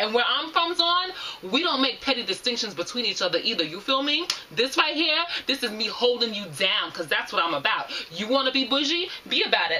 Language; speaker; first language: English; native; English